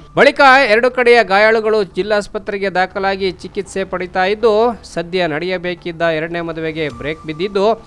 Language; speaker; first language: Kannada; native; Kannada